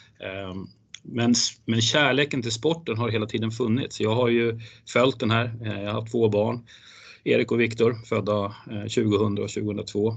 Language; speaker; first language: Swedish; native; Swedish